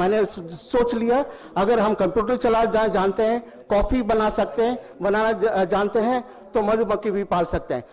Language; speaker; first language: Hindi; non-native, local second language; Tamil